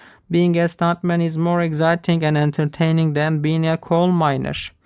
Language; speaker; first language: English; non-native, fluent; Turkish